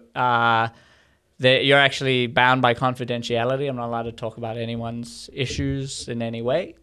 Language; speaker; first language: English; native; English